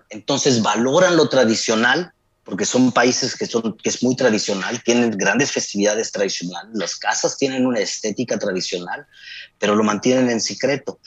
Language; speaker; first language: Spanish; native; Spanish